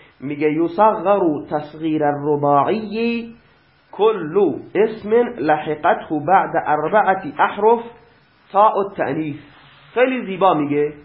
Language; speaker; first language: Persian; native; Persian